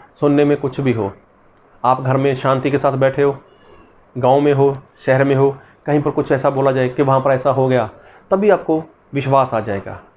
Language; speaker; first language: Hindi; non-native, local second language; Punjabi